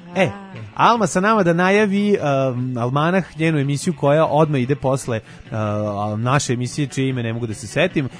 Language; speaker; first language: Serbian; native; Serbian